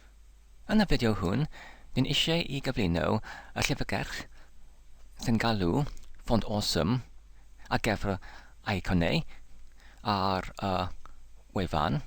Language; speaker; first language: Welsh; non-native, learner; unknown